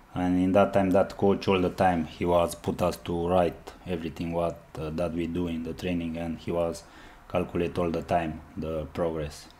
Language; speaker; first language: English; non-native, learner; Romanian